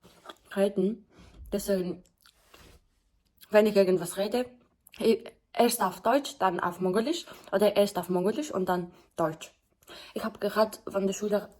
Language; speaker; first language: German; non-native, learner; Mongolian